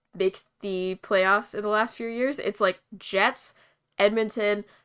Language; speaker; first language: English; native; English